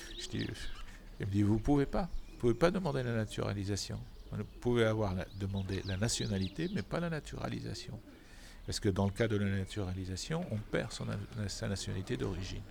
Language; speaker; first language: French; non-native, local second language; Arabic